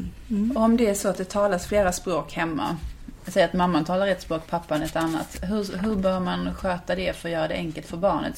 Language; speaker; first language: Swedish; native; Swedish